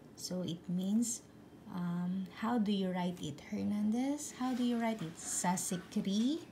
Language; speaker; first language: English; non-native, local second language; Filipino